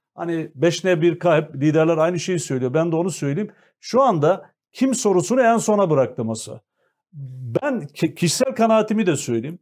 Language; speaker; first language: Turkish; native; Turkish